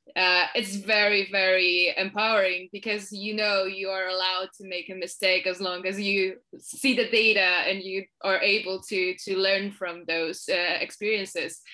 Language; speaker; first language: English; non-native, fluent; Polish